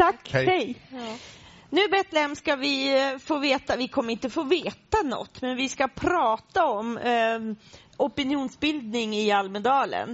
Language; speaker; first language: Swedish; native; Swedish